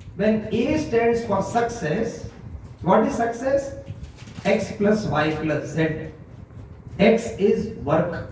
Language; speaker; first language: English; non-native, local second language; Hindi